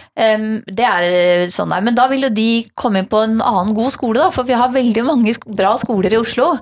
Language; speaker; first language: Norwegian; native; Norwegian